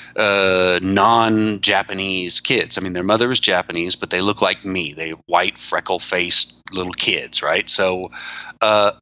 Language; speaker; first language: English; native; English